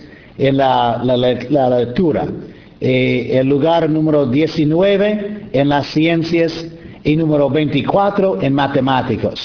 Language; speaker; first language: Spanish; non-native, fluent; English